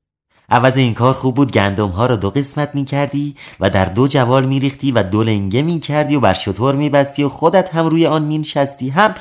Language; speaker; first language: Persian; native; Persian